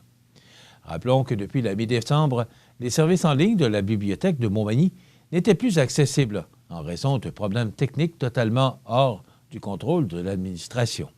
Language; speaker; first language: French; native; French